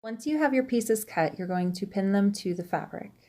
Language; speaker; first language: English; native; English